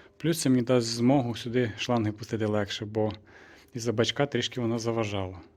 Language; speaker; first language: Ukrainian; native; Ukrainian